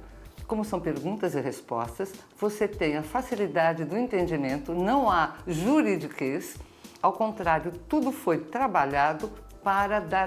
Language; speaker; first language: Portuguese; native; Portuguese